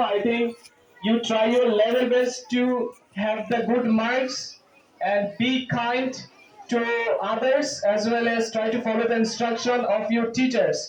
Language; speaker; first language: English; non-native, local second language; Bangla